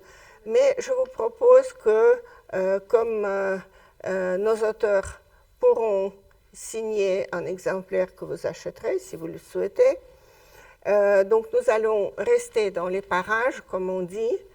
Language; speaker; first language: French; non-native, fluent; Russian